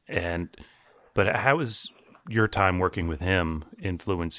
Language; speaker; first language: English; native; English